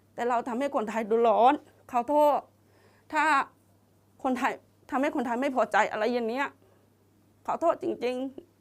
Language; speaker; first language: Thai; non-native, fluent; Burmese